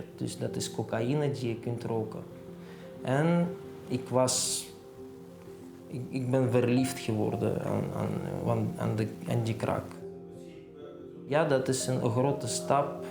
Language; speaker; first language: Dutch; non-native, fluent; Russian